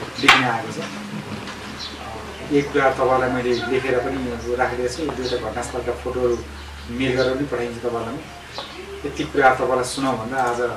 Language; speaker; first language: Nepali; native; Nepali